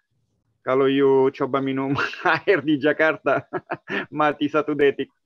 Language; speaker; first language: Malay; non-native, learner; Italian